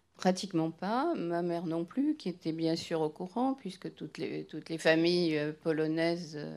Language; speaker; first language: French; native; French